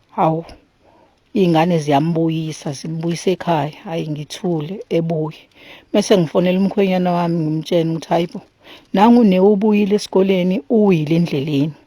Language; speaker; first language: Zulu; native; Zulu